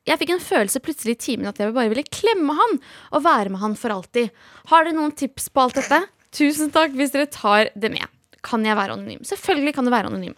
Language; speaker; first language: Norwegian; early bilingual, other home language; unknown